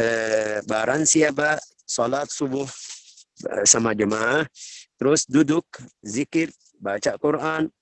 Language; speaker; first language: Indonesian; non-native, learner; Arabic